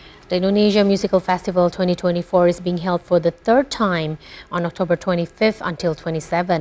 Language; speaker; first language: English; non-native, local second language; Indonesian